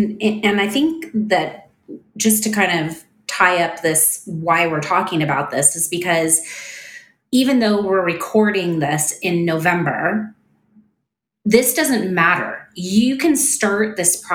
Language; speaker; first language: English; native; English